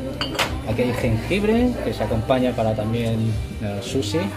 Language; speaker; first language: Spanish; non-native, fluent; Chinese